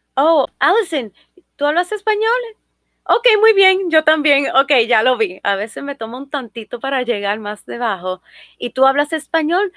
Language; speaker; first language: Spanish; native; Spanish